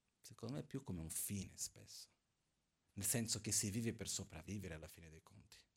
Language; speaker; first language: Italian; non-native, fluent; Portuguese